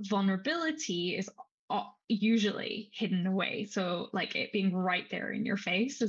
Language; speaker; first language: English; native; English